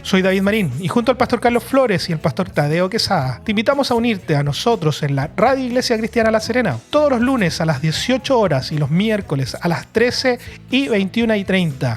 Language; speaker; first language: Spanish; native; Spanish